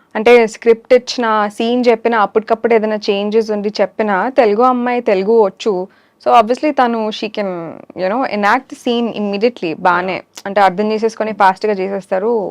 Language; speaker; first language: Telugu; native; Telugu